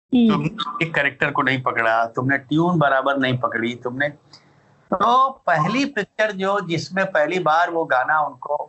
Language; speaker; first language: Hindi; native; Hindi